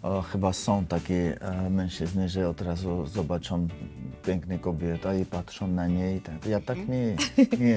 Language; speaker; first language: Polish; non-native, learner; Georgian